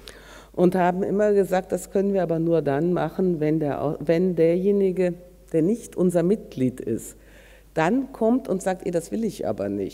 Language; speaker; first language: German; native; German